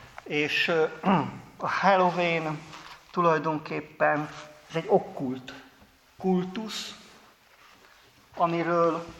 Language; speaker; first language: Hungarian; native; Hungarian